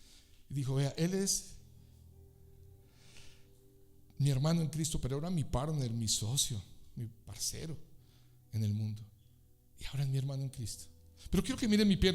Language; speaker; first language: Spanish; native; Spanish